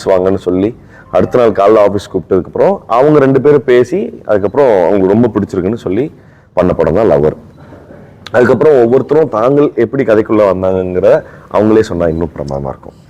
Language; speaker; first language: Tamil; native; Tamil